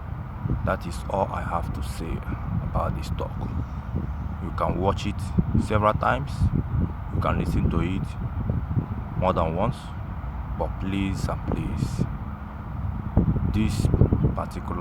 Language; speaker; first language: English; non-native, local second language; Igbo